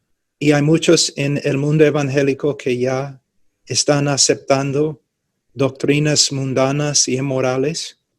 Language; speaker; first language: Spanish; non-native, fluent; English